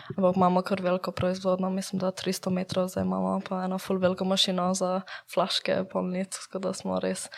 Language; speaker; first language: Slovenian; early bilingual, heritage; Slovenian